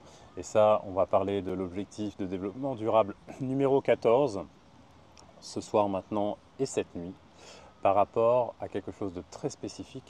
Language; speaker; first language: French; native; French